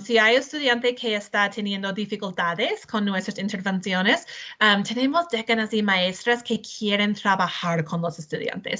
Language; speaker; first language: Spanish; non-native, learner; English